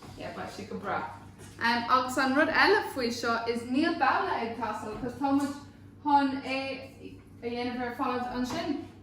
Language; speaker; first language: Irish; non-native, local second language; English